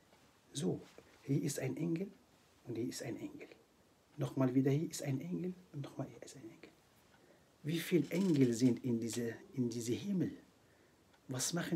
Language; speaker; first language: German; non-native, fluent; Arabic